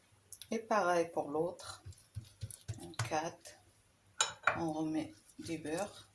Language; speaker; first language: French; non-native, local second language; Arabic